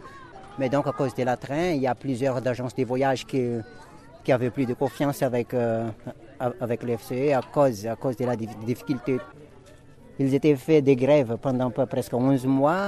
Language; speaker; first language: French; non-native, local second language; Malagasy